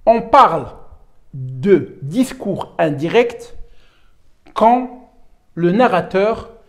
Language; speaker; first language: French; non-native, local second language; Arabic